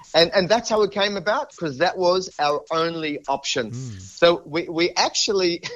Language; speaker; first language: English; native; English